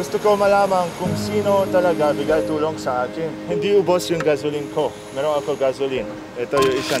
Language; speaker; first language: Filipino; non-native, learner; Arabic